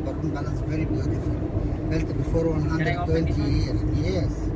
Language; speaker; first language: English; non-native, learner; Arabic